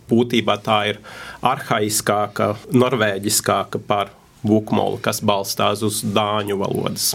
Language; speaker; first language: Latvian; non-native, fluent; Norwegian